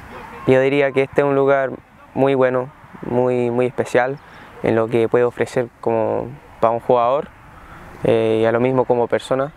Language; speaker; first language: Spanish; early bilingual, heritage; Spanish